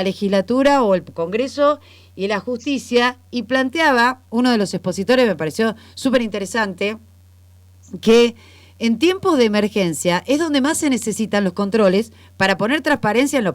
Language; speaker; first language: Spanish; native; Spanish